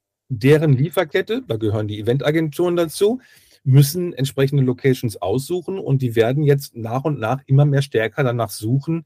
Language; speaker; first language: German; native; German